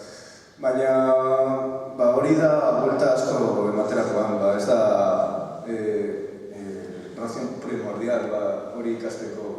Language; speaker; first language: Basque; non-native, local second language; Spanish